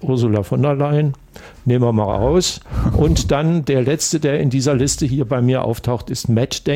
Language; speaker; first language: German; native; German